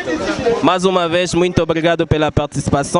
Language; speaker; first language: Portuguese; native; Portuguese